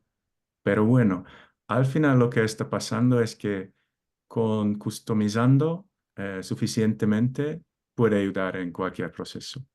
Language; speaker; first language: Spanish; non-native, learner; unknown